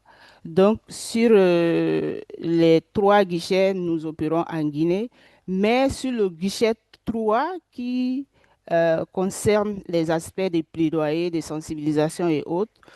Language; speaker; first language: French; non-native, local second language; Susu